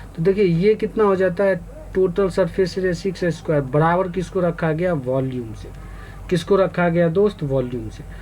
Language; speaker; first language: Hindi; native; Hindi